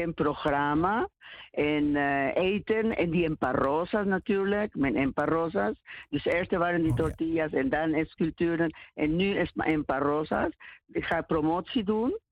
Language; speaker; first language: Dutch; non-native, learner; Spanish